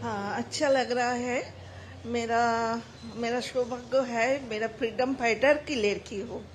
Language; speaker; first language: Hindi; non-native, local second language; Bangla